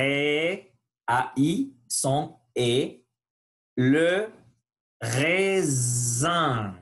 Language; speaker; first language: French; non-native, learner; Spanish